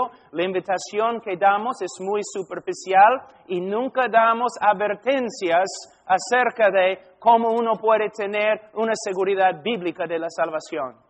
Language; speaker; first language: Spanish; non-native, fluent; English